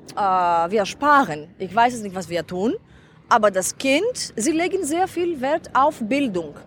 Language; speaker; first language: German; non-native, fluent; Greek